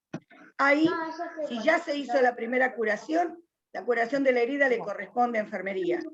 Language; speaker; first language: Spanish; native; Spanish